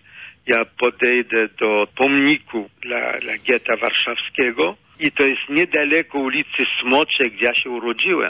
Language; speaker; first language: Polish; early bilingual, heritage; Polish